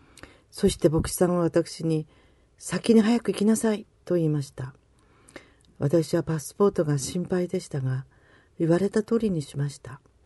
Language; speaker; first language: Japanese; native; Japanese